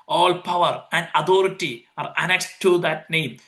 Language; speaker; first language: English; non-native, local second language; Malayalam